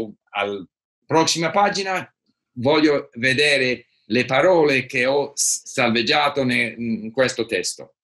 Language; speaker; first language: Italian; non-native, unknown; English